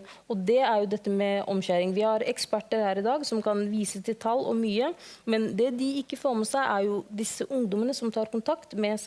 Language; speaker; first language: Norwegian; early bilingual, other home language; Somali